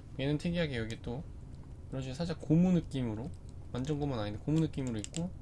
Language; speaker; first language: Korean; native; Korean